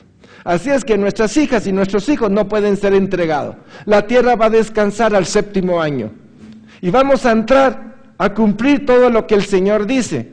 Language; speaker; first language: Spanish; native; Spanish